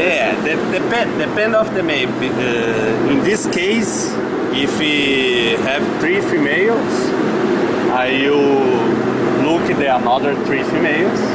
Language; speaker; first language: English; non-native, learner; Portuguese